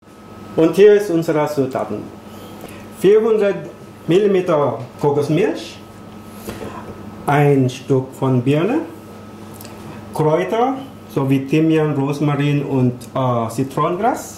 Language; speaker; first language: German; non-native, learner; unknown